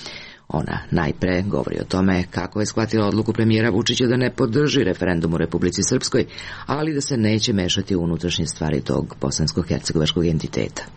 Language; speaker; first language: Serbian; native; Serbian